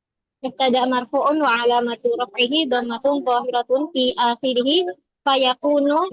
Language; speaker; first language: Arabic; non-native, learner; Indonesian